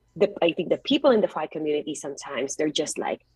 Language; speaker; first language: English; non-native, local second language; Filipino